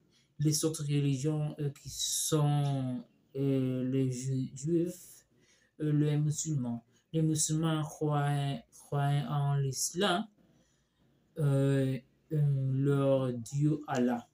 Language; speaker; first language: French; non-native, learner; Spanish